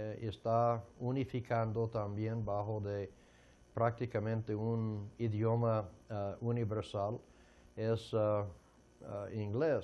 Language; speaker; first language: Spanish; non-native, fluent; English